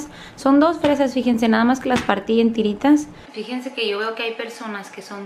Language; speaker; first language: Spanish; native; Spanish